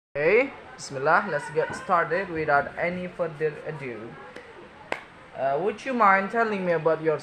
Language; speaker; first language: English; non-native, fluent; Indonesian